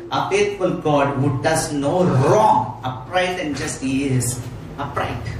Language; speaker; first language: English; non-native, local second language; Telugu